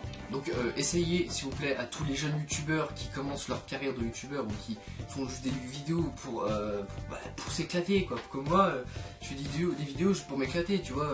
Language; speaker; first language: French; native; French